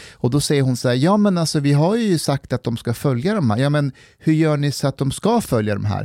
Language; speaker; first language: Swedish; early bilingual, other home language; Persian